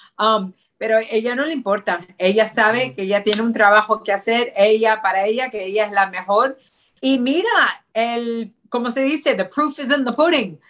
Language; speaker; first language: Spanish; early bilingual, heritage; Spanish